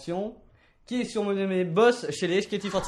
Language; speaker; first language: French; native; French